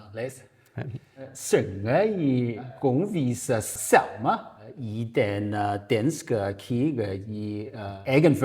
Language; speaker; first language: Danish; non-native, learner; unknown